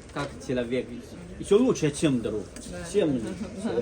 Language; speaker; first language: Russian; non-native, learner; Chinese